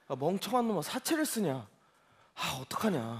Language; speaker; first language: Korean; native; Korean